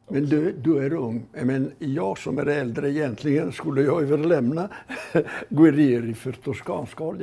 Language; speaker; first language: Swedish; non-native, fluent; Italian